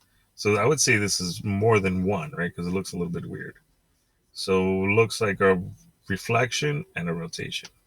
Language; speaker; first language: English; native; English